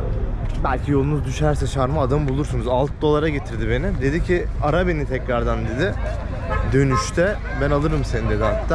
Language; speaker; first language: Turkish; native; Turkish